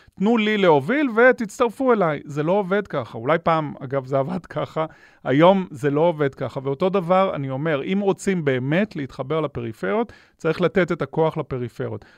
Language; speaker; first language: Hebrew; native; Hebrew